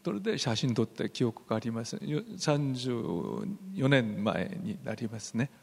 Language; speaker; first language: Japanese; non-native, fluent; Korean